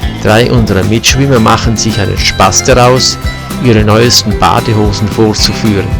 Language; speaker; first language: German; native; German